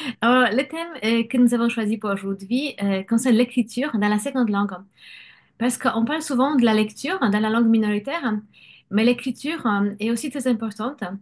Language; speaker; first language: French; non-native, fluent; Polish